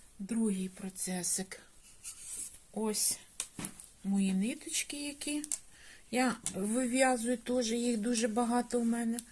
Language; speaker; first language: Ukrainian; non-native, local second language; Russian